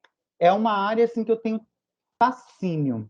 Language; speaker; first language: Portuguese; native; Portuguese